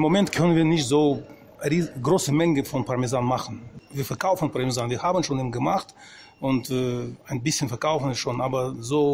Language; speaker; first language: German; non-native, fluent; Russian